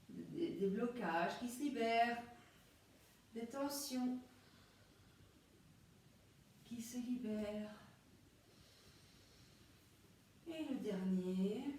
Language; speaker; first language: French; native; French